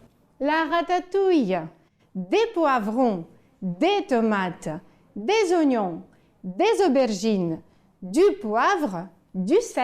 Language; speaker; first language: French; non-native, fluent; Ukrainian